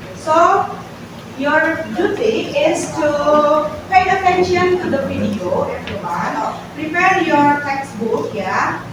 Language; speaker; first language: English; non-native, fluent; Indonesian